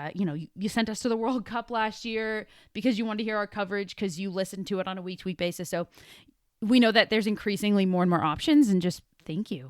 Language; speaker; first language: English; native; English